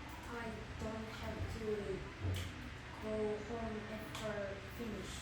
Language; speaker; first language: English; non-native, learner; Korean